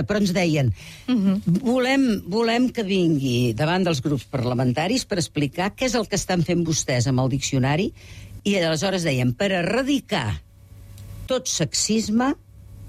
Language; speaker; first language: Catalan; native; Catalan